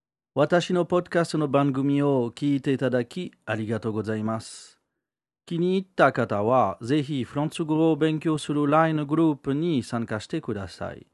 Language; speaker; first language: Japanese; non-native, learner; French